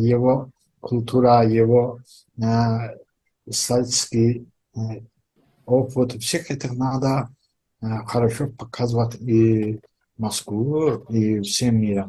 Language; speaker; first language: Russian; non-native, fluent; Azerbaijani